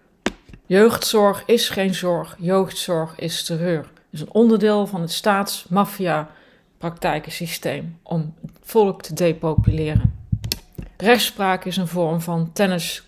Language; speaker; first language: Dutch; native; Dutch